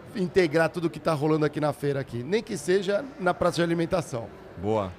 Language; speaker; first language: Portuguese; native; Portuguese